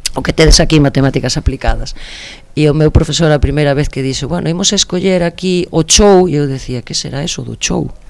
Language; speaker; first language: Galician; non-native, local second language; Spanish